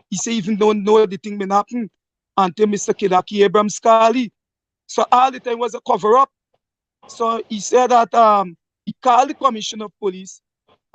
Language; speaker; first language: English; native; English